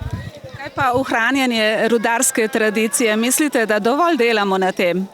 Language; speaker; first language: Slovenian; native; Slovenian